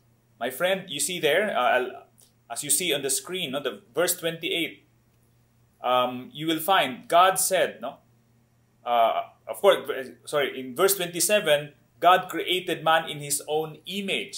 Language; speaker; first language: English; non-native, local second language; Cebuano